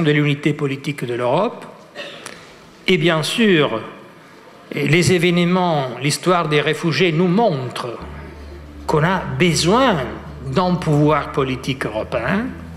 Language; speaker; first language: French; non-native, fluent; Italian